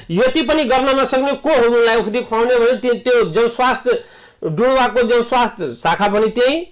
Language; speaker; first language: Nepali; non-native, local second language; Awadhi